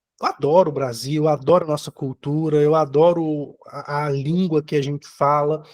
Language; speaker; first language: Portuguese; native; Portuguese